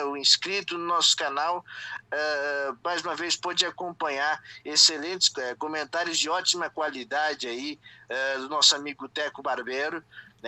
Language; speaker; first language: Portuguese; native; Portuguese